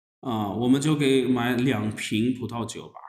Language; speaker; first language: Chinese; non-native, fluent; Urdu